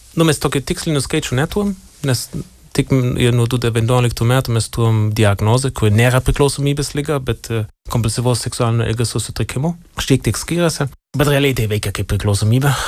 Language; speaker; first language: Lithuanian; non-native, fluent; German